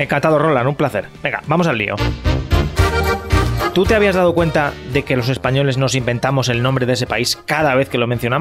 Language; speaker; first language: Spanish; native; Spanish